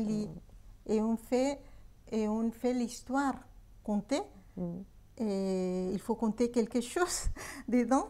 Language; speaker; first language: French; non-native, fluent; Spanish